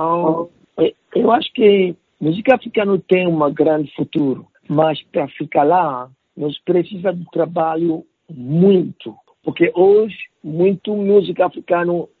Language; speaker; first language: Portuguese; non-native, learner; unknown